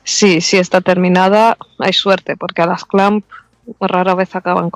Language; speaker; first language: Spanish; native; Spanish